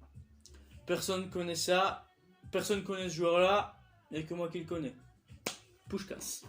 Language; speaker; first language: French; native; French